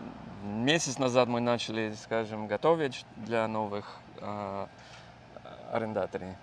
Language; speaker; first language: Russian; non-native, learner; English